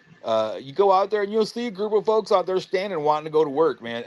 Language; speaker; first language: English; native; English